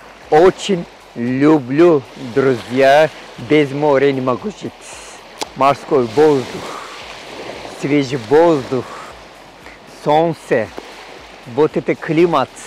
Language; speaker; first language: Russian; non-native, learner; Turkish